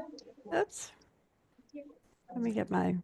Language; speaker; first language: English; native; English